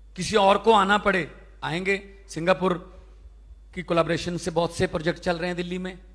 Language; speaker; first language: Hindi; non-native, local second language; Punjabi